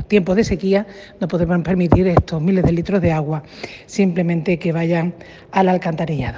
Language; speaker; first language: Spanish; native; Spanish